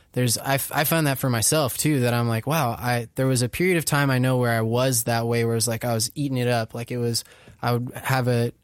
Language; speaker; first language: English; native; English